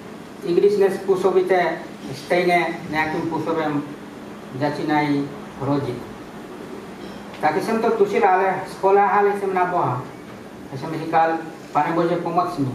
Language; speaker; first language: Czech; non-native, fluent; Ukrainian